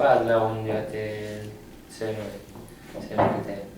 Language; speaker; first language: Basque; non-native, local second language; Spanish